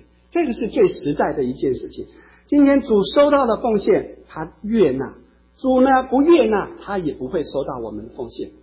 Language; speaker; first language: Chinese; native; Chinese